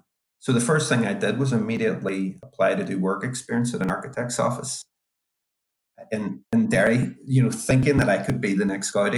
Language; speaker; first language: English; native; English